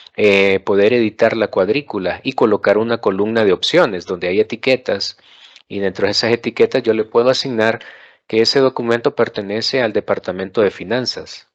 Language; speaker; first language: Spanish; native; Spanish